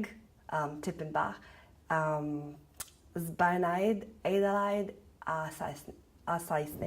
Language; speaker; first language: Welsh; non-native, learner; Serbian